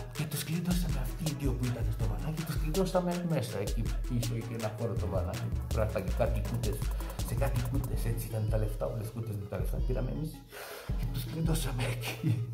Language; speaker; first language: Greek; non-native, fluent; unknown